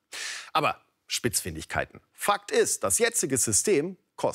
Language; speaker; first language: German; native; German